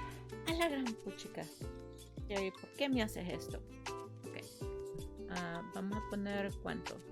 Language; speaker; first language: Spanish; early bilingual, heritage; Spanish